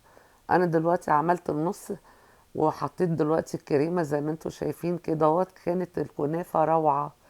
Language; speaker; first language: Arabic; native; Arabic